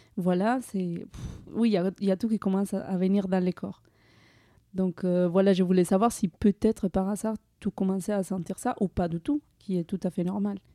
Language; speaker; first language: French; non-native, fluent; Spanish